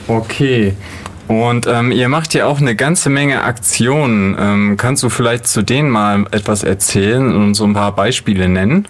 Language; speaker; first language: German; native; German